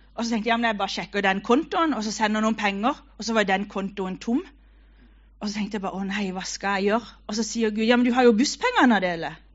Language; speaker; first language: Norwegian; native; Norwegian